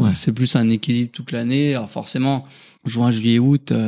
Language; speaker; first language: French; native; French